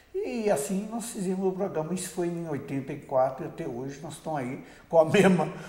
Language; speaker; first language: Portuguese; native; Portuguese